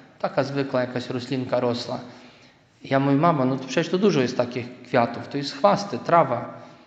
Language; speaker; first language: Polish; native; Polish